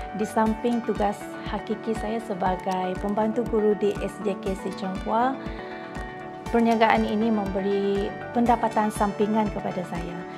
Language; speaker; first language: Malay; non-native, local second language; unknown